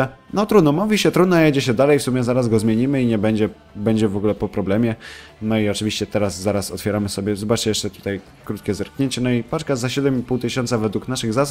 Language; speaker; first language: Polish; native; Polish